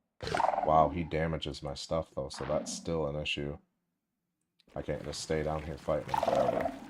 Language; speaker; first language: English; native; English